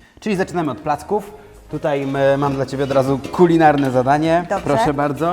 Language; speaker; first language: Polish; native; Polish